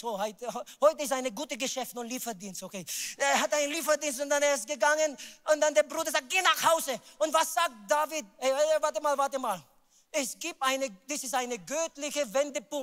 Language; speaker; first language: German; non-native, learner; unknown